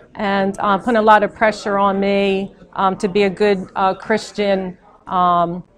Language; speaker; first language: English; native; English